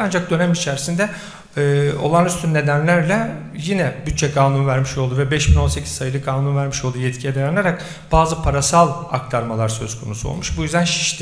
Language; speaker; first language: Turkish; native; Turkish